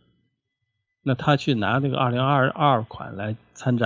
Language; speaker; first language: Chinese; native; Chinese